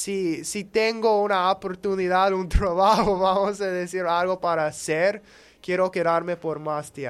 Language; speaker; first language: Spanish; non-native, fluent; English